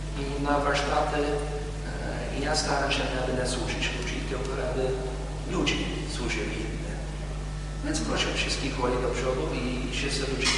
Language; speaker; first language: Polish; non-native, learner; English